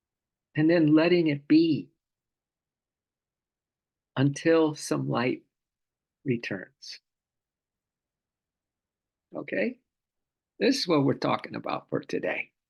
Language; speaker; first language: English; native; English